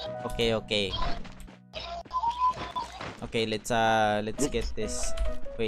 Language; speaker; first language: English; non-native, local second language; Filipino